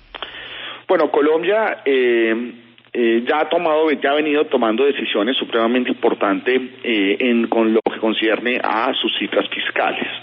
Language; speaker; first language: Spanish; native; Spanish